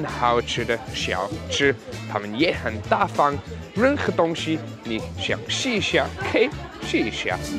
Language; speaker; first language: Chinese; non-native, fluent; German